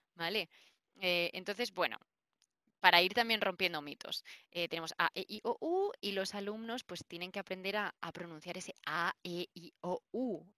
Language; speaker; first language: Spanish; native; Spanish